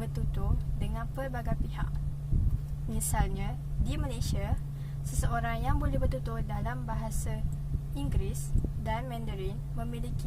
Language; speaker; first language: Malay; native; Malay